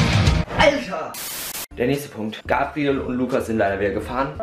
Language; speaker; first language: German; native; German